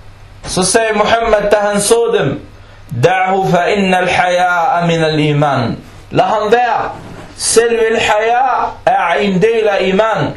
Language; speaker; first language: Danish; non-native, fluent; Arabic